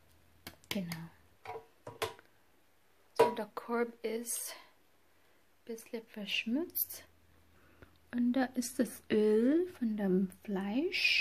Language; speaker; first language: German; non-native, learner; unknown